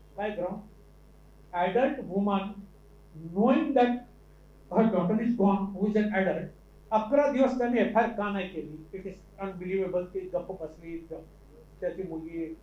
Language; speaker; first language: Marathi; non-native, local second language; Urdu